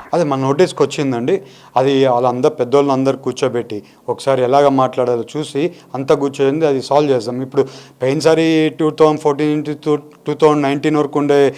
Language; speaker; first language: Telugu; native; Telugu